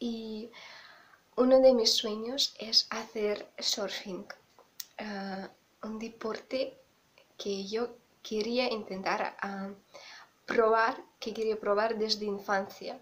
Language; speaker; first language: Spanish; non-native, fluent; Russian